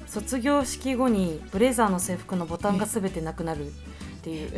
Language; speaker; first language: Japanese; native; Japanese